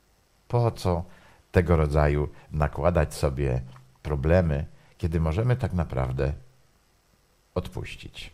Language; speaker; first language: Polish; native; Polish